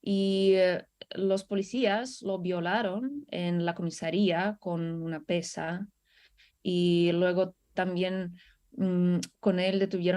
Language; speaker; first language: Spanish; non-native, fluent; Russian